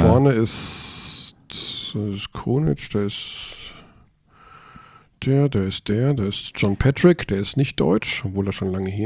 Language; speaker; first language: German; native; German